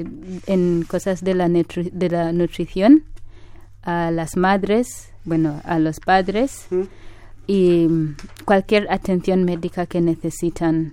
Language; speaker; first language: Spanish; non-native, fluent; Ganda